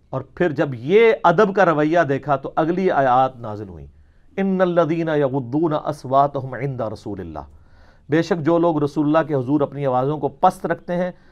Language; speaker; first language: Urdu; non-native, local second language; Punjabi